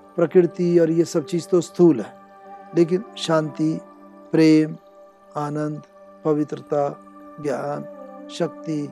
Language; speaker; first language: Hindi; native; Hindi